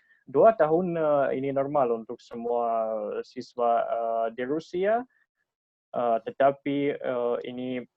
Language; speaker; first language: Indonesian; non-native, fluent; Russian